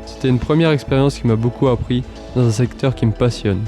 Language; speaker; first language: French; native; French